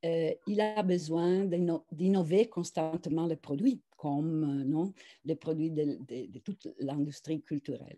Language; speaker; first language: French; non-native, fluent; Italian